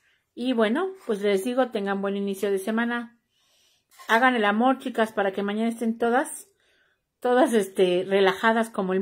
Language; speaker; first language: Spanish; native; Spanish